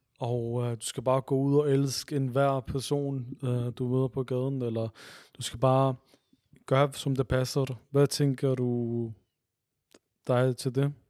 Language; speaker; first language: Danish; early bilingual, other home language; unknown